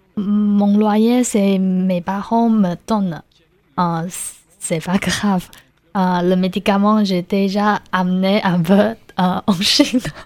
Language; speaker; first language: French; non-native, learner; Chinese